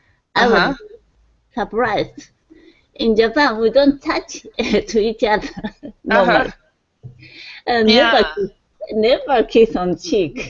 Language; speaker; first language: English; non-native, learner; Japanese